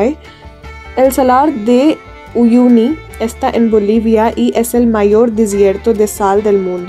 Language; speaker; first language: Spanish; non-native, learner; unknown